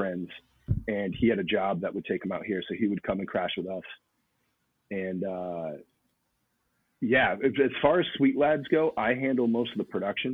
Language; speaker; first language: English; native; English